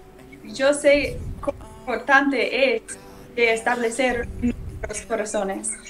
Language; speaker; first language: Spanish; non-native, learner; English